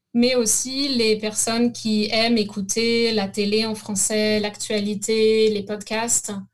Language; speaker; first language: French; native; French